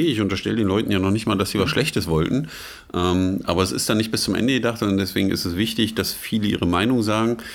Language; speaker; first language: German; native; German